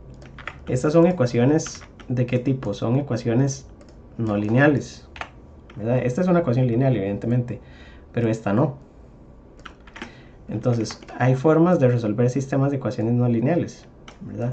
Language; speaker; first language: Spanish; native; Spanish